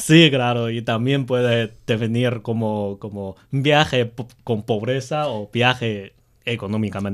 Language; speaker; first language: Spanish; non-native, fluent; Chinese